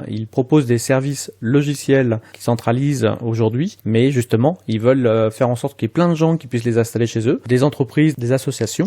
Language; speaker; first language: French; native; French